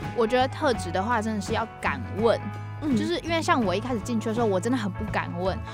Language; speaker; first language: Chinese; native; Chinese